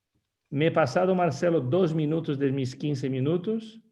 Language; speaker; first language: Spanish; non-native, fluent; Portuguese